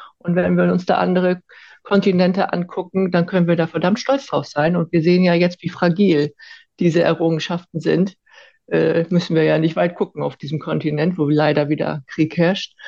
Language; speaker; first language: German; early bilingual, other home language; Icelandic